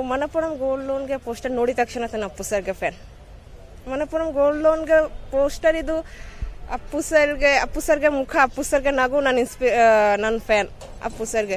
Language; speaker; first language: Kannada; non-native, local second language; Bangla